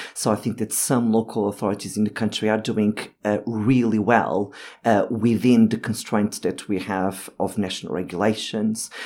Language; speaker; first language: English; non-native, fluent; Portuguese